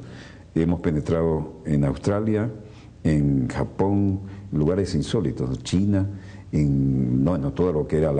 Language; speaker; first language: Spanish; native; Spanish